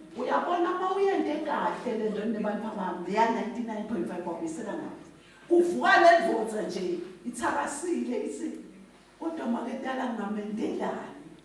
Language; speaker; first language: Zulu; non-native, local second language; Swati